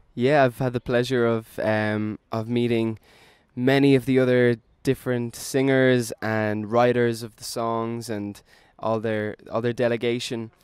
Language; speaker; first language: English; native; English